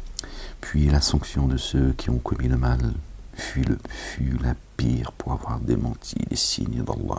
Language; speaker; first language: French; native; French